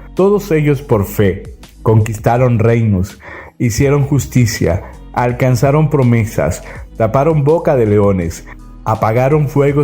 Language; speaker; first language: Spanish; native; Spanish